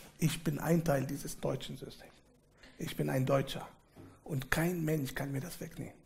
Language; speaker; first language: German; early bilingual, other home language; Arabic